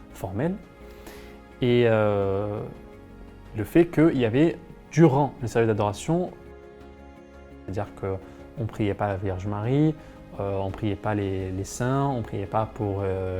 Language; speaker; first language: French; non-native, fluent; Arabic